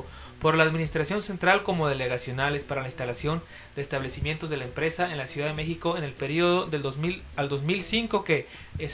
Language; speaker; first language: Spanish; native; Spanish